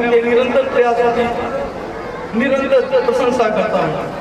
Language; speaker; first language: Hindi; native; Hindi